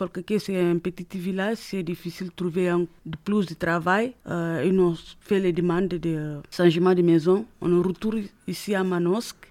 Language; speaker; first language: French; non-native, learner; Upper Guinea Crioulo